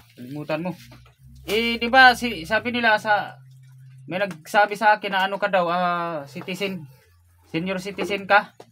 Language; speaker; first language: Filipino; non-native, local second language; Cebuano